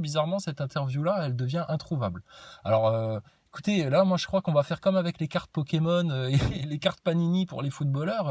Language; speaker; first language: French; native; French